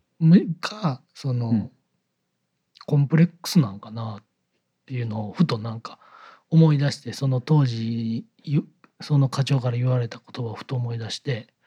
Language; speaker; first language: Japanese; native; Japanese